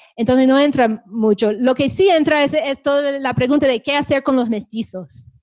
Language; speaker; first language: Spanish; non-native, fluent; English